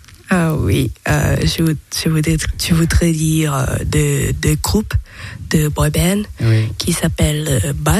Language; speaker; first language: French; non-native, learner; Thai